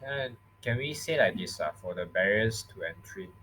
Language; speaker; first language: English; non-native, local second language; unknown